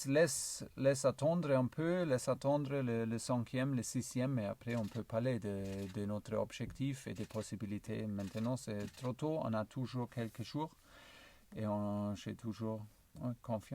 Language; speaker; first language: French; non-native, learner; German